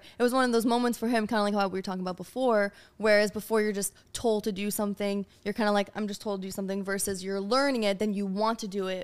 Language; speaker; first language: English; non-native, fluent; French